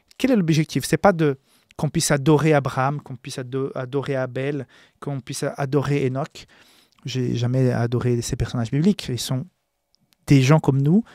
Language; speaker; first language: French; non-native, fluent; Portuguese